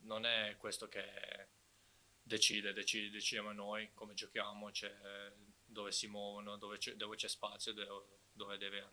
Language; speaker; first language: Italian; non-native, fluent; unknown